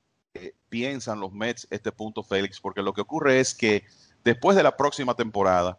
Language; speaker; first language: Spanish; native; Spanish